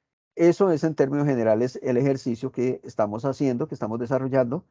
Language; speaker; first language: Spanish; native; Spanish